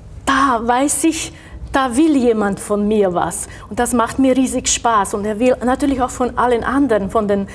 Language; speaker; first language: German; non-native, fluent; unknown